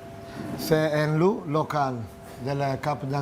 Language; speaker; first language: French; non-native, fluent; Italian